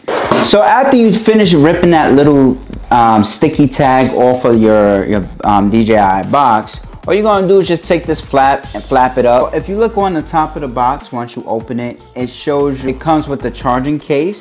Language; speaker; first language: English; native; English